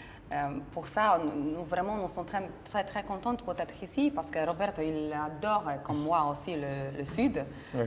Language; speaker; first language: French; non-native, fluent; Polish